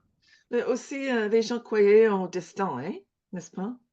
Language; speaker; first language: French; non-native, fluent; English